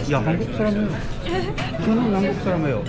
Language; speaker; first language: Korean; non-native, learner; Filipino